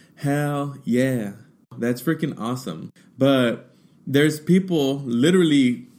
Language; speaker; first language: English; early bilingual, other home language; Spanish